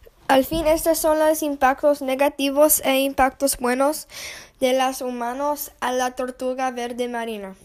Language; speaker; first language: Spanish; non-native, learner; English